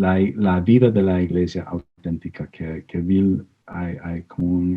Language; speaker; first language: Spanish; non-native, fluent; English